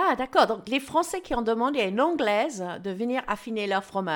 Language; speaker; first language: French; non-native, fluent; English